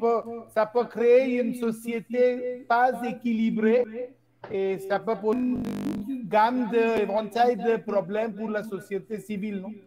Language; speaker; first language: French; non-native, fluent; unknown